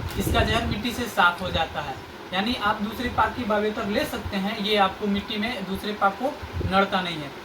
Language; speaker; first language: Hindi; native; Hindi